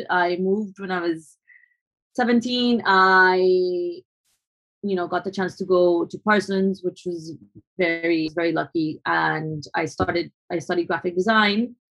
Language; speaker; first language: English; non-native, fluent; Spanish